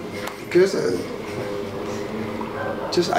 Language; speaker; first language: English; non-native, learner; Tibetan